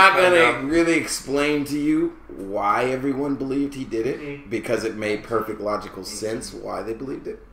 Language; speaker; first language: English; native; English